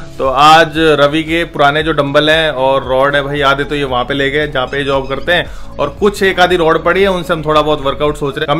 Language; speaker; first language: Hindi; native; Hindi